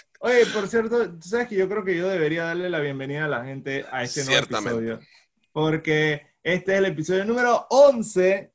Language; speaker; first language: Spanish; native; Spanish